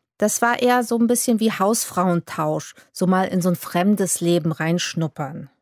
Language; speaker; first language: German; early bilingual, other home language; Polish